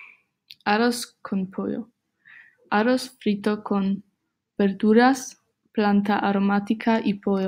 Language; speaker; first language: Spanish; non-native, learner; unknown